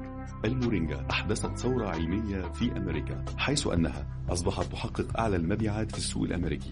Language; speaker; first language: Arabic; native; Arabic